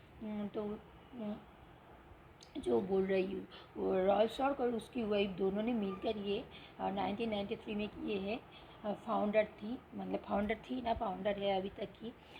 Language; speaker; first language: Hindi; non-native, local second language; Bangla